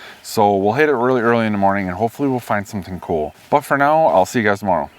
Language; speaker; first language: English; native; English